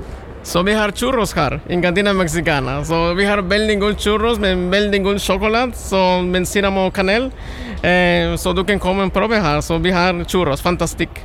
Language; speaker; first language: Norwegian; non-native, learner; Spanish